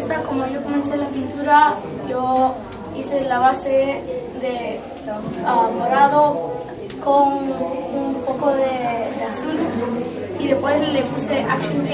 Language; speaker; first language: Spanish; early bilingual, other home language; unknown